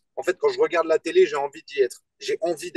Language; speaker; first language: French; native; French